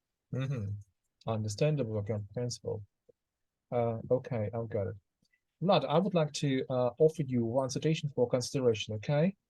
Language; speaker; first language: English; non-native, fluent; Russian